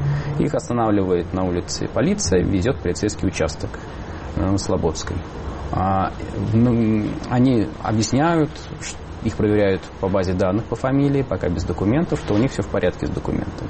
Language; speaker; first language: Russian; native; Russian